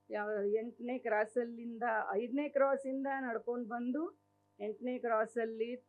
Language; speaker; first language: Kannada; native; Kannada